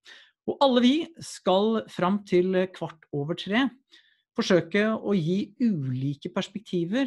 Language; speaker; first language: Norwegian; native; Norwegian